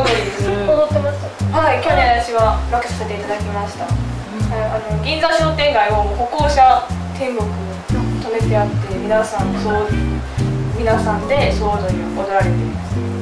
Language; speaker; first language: Japanese; native; Japanese